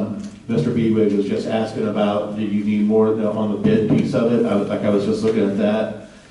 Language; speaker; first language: English; native; English